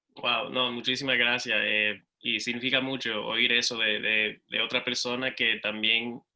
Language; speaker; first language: Spanish; early bilingual, other home language; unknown